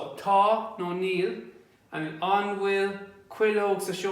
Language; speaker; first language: Irish; non-native, local second language; English